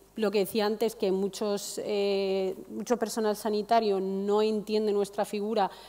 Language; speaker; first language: Spanish; non-native, fluent; Arabic